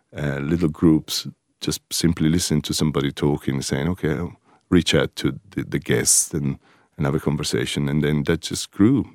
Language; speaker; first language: English; non-native, fluent; Italian